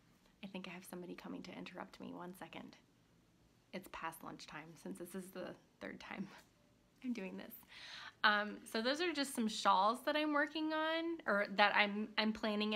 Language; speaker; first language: English; native; English